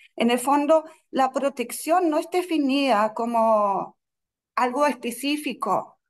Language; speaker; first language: Spanish; non-native, fluent; Russian